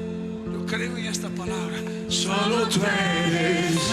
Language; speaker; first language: Spanish; non-native, local second language; Portuguese